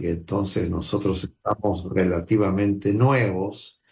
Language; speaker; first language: Spanish; native; Spanish